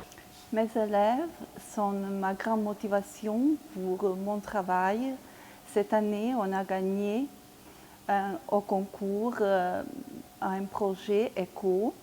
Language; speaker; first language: French; non-native, fluent; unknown